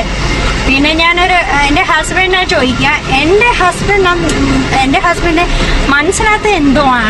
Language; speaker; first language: Malayalam; non-native, local second language; Hindi